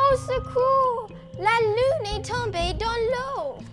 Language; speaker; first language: French; non-native, learner; English